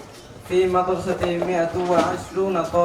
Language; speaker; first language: Arabic; non-native, learner; Bangla